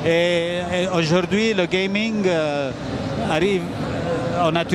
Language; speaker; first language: French; non-native, fluent; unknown